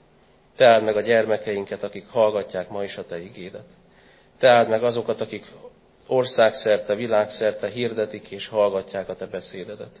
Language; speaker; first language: Hungarian; native; Hungarian